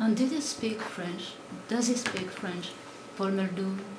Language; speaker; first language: English; non-native, fluent; French